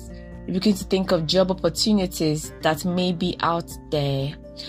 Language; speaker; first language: English; non-native, local second language; Igbo